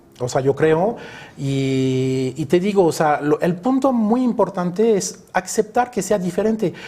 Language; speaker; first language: Spanish; early bilingual, other home language; French